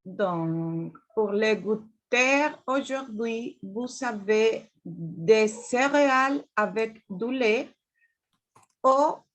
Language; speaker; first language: French; non-native, learner; Spanish